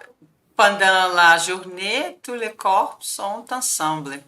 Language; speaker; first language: French; non-native, fluent; Portuguese